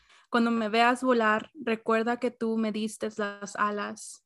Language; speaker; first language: Spanish; early bilingual, heritage; Spanish